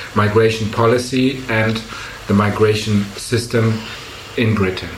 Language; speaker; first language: English; non-native, fluent; German